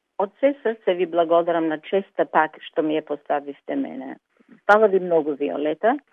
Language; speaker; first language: Macedonian; early bilingual, heritage; Macedonian